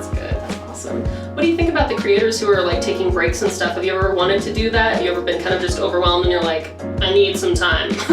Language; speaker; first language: English; native; English